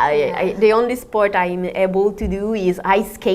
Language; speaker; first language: English; non-native, fluent; Italian